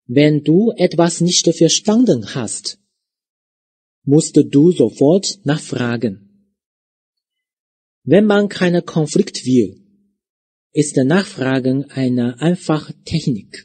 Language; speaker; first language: German; non-native, fluent; Chinese